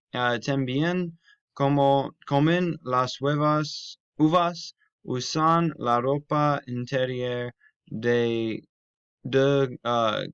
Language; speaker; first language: Spanish; non-native, learner; English